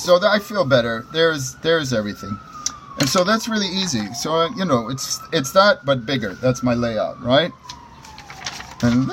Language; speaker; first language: English; native; English